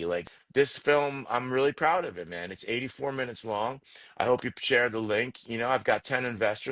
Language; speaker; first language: English; native; English